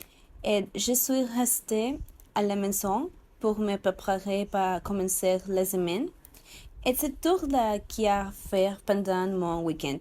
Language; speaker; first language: French; non-native, learner; Spanish